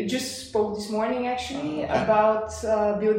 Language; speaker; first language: English; non-native, fluent; Bulgarian